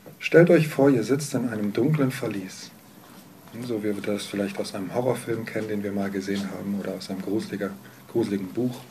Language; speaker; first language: German; native; German